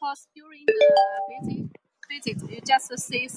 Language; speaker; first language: English; non-native, fluent; Chinese